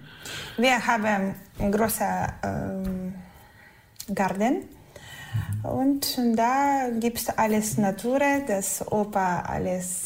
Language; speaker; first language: German; non-native, learner; Ukrainian